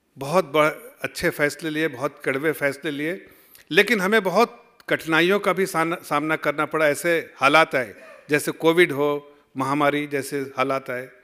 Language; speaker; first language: Hindi; native; Hindi